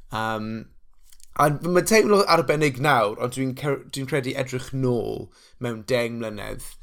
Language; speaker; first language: Welsh; non-native, local second language; English